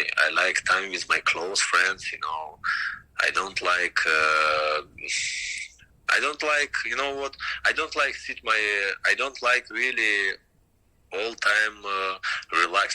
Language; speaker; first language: English; non-native, learner; Russian